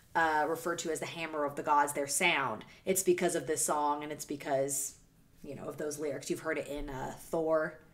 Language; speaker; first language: English; native; English